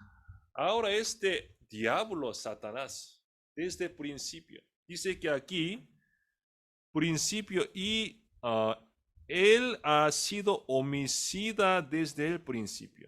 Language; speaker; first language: Spanish; non-native, fluent; Korean